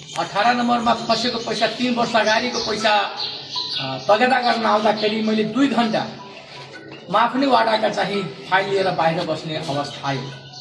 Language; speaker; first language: Nepali; non-native, local second language; Maithili